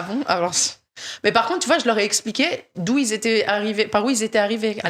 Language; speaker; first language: French; native; French